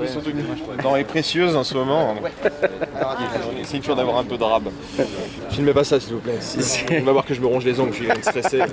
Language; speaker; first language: French; native; French